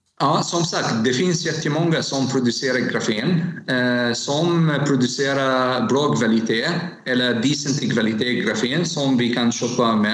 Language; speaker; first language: Swedish; non-native, fluent; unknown